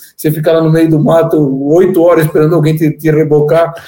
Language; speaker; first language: Portuguese; native; Portuguese